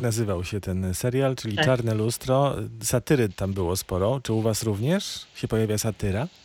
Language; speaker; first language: Polish; native; Polish